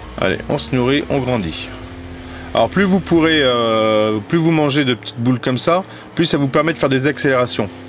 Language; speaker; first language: French; native; French